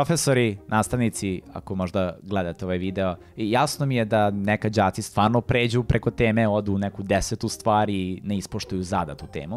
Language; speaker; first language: Serbian; native; Serbian